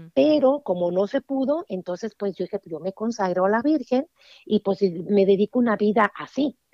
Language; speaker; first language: Spanish; native; Spanish